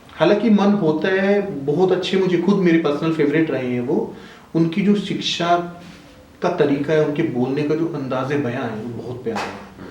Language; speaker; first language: Hindi; native; Hindi